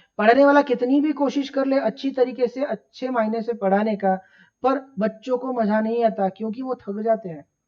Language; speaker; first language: Hindi; non-native, local second language; Gujarati